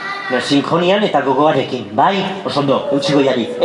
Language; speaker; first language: Basque; native; Basque